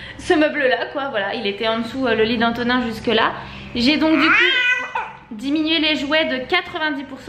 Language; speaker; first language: French; native; French